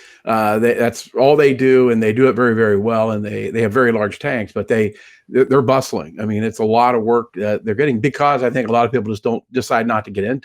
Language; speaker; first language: English; native; English